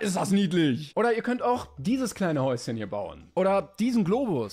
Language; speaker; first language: German; native; German